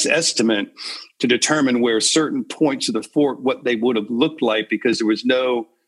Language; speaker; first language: English; native; English